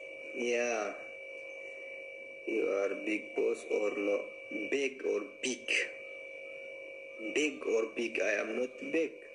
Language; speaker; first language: English; non-native, learner; Oromo